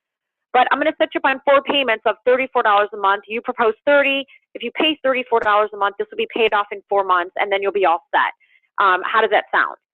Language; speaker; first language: English; native; English